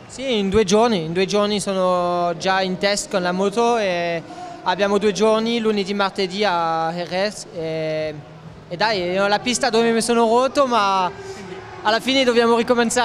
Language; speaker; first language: Italian; non-native, fluent; French